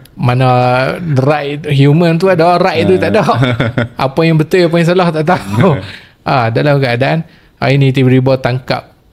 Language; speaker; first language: Malay; native; Malay